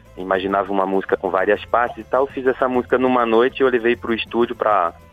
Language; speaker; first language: Portuguese; non-native, fluent; French